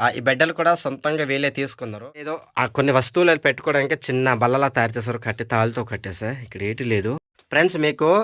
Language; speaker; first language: Telugu; non-native, local second language; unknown